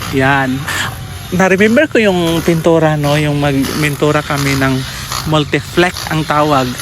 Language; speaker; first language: Filipino; non-native, local second language; Cebuano